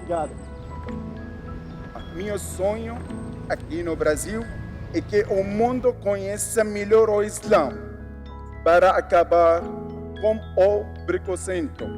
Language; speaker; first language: Portuguese; non-native, fluent; Arabic